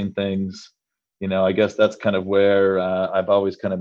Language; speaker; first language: English; native; English